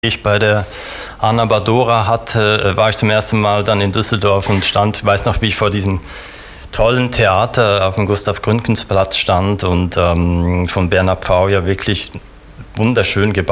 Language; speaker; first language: German; native; German